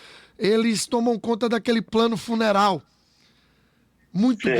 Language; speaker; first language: Portuguese; native; Portuguese